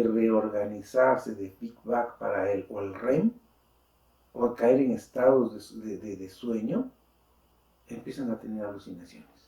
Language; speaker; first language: Spanish; native; Spanish